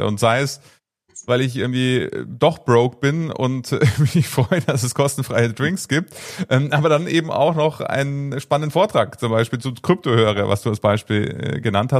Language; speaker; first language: German; native; German